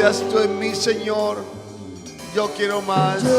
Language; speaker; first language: Spanish; native; Spanish